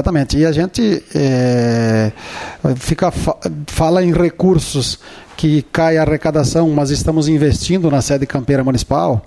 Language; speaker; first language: Portuguese; native; Portuguese